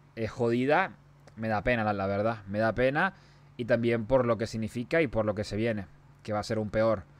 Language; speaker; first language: Spanish; native; Spanish